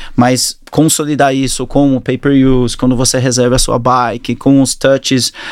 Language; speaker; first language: Portuguese; early bilingual, other home language; English